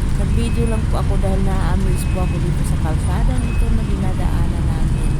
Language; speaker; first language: Filipino; native; Filipino